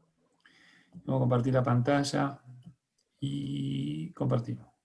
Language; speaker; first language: Spanish; native; Spanish